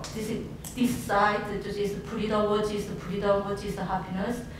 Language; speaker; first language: English; non-native, learner; Korean